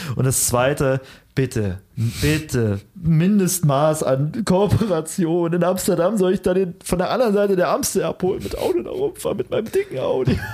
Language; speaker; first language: German; early bilingual, other home language; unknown